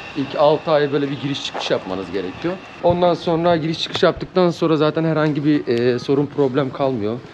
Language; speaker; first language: Turkish; native; Turkish